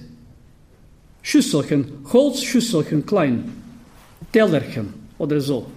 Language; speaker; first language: German; non-native, fluent; Bulgarian